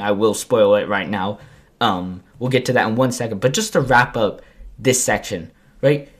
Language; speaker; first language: English; native; English